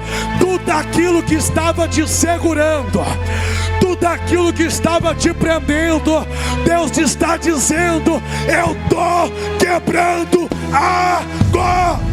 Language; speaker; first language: Portuguese; native; Portuguese